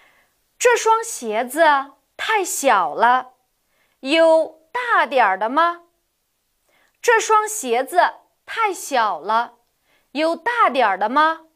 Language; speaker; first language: Chinese; non-native, local second language; Uyghur